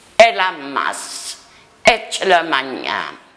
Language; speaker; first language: Italian; native; Italian